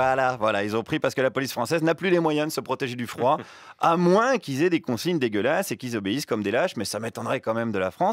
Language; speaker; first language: French; native; French